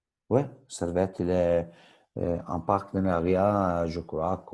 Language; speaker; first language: French; non-native, local second language; Italian